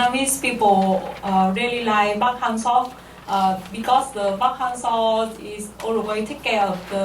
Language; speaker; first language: English; non-native, learner; Korean